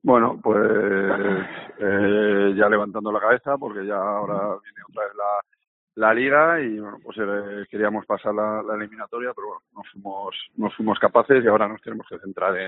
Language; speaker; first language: Spanish; native; Spanish